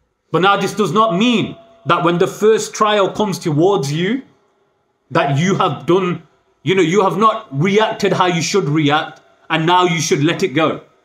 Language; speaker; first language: English; native; English